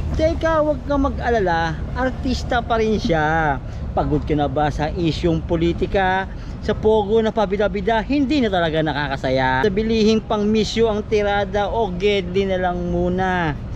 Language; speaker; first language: Filipino; native; Filipino